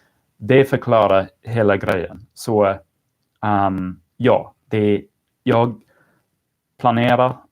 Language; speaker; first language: Swedish; non-native, learner; English